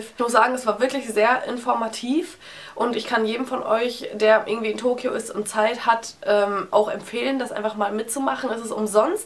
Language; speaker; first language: German; native; German